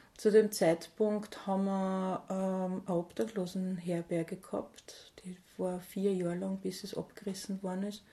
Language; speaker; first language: German; native; German